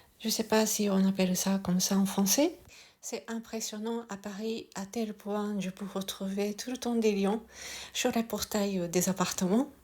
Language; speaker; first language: French; non-native, fluent; Japanese